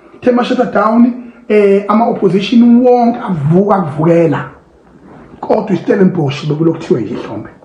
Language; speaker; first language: Zulu; native; Zulu